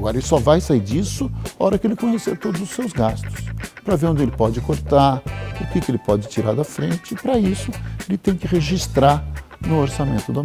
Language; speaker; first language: Portuguese; native; Portuguese